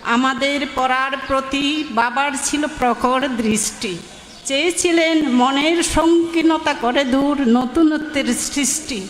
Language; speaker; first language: Bangla; non-native, local second language; Manipuri